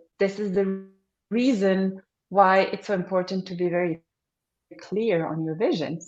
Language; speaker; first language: English; non-native, fluent; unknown